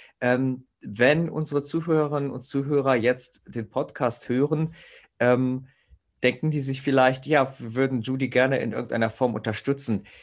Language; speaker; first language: German; native; German